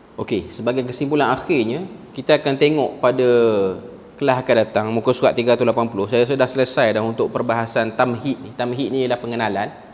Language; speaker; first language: Malay; native; Malay